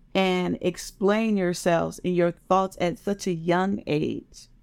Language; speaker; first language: English; native; English